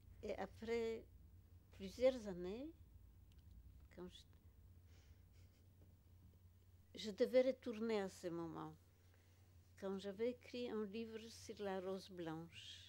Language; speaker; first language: French; non-native, fluent; Polish